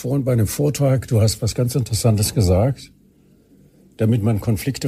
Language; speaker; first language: German; native; German